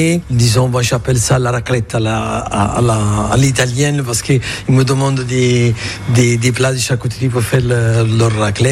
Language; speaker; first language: French; non-native, fluent; Italian